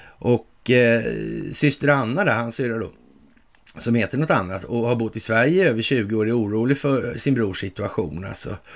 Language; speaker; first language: Swedish; native; Swedish